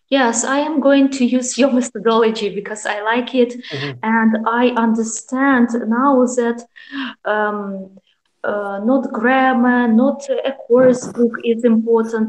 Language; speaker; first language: English; non-native, learner; Russian